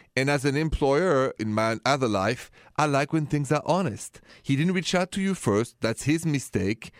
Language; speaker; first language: English; non-native, fluent; French